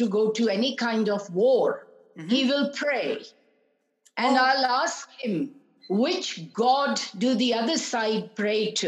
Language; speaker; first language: English; non-native, local second language; Punjabi